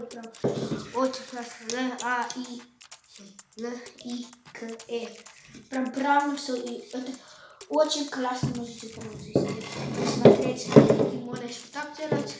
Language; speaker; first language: Russian; early bilingual, heritage; Russian